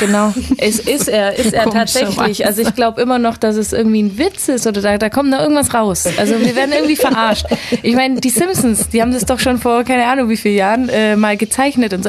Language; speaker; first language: German; native; German